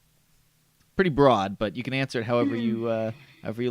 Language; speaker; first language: English; native; English